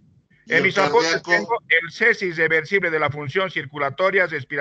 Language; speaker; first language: Spanish; native; Spanish